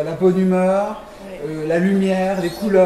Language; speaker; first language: French; native; French